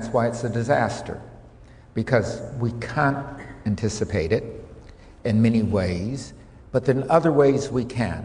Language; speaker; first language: English; native; English